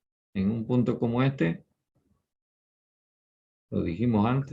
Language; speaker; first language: Spanish; native; Spanish